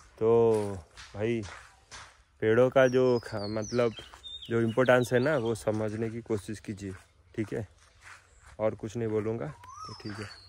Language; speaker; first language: Hindi; non-native, local second language; Odia